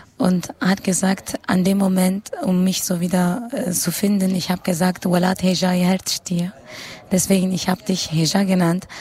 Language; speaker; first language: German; non-native, fluent; Kurdish